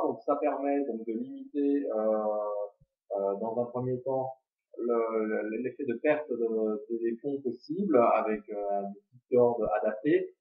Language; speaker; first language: French; native; French